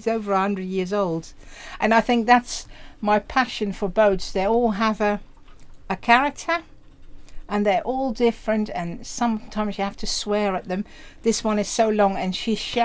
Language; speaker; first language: English; non-native, fluent; Dutch